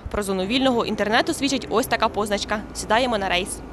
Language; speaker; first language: Ukrainian; native; Ukrainian